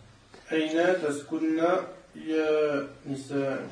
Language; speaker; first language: Arabic; non-native, learner; French